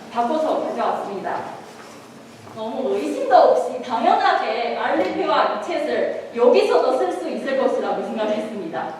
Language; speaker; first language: Korean; non-native, fluent; Chinese